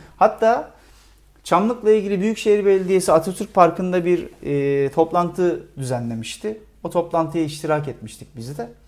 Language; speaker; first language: Turkish; native; Turkish